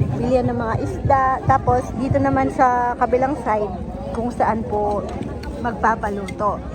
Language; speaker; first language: Filipino; native; Filipino